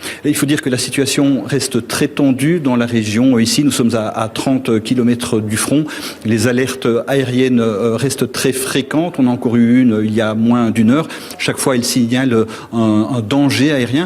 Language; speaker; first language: French; native; French